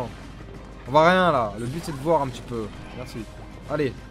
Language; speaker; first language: French; native; French